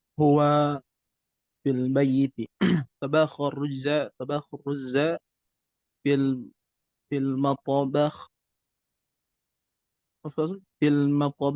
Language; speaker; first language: Arabic; non-native, learner; Indonesian